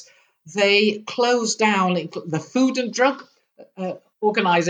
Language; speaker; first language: English; native; English